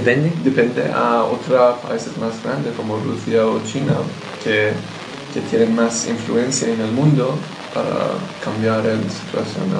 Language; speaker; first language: Spanish; non-native, learner; English